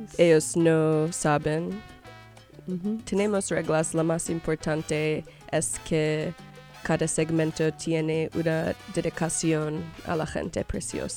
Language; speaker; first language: Spanish; non-native, learner; English